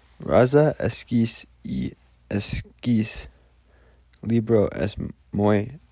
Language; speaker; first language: Spanish; non-native, learner; English